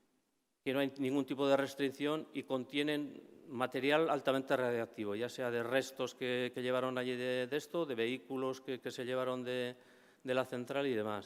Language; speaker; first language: Spanish; native; Spanish